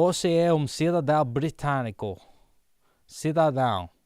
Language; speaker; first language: Portuguese; non-native, learner; English